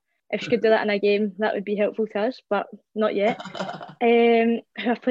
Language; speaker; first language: English; native; English